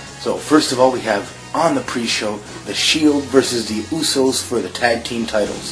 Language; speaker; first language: English; native; English